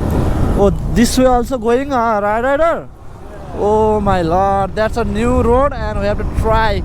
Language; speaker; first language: English; non-native, learner; Nepali